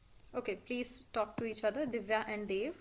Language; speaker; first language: English; non-native, local second language; Hindi